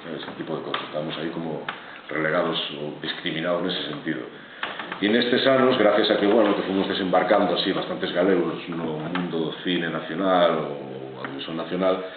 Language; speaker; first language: Galician; native; Galician